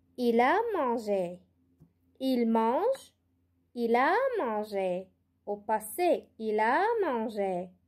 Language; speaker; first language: French; non-native, local second language; Arabic